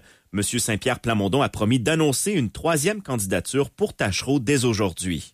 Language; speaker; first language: French; native; French